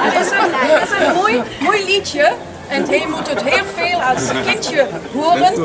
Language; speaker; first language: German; non-native, learner; Dutch